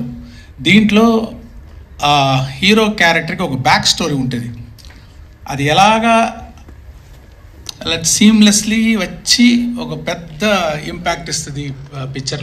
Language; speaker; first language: Telugu; non-native, local second language; Tamil